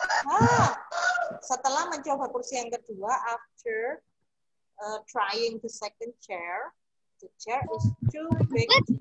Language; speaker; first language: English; non-native, fluent; Indonesian